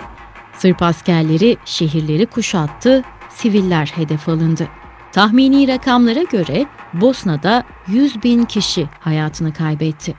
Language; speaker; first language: Turkish; native; Turkish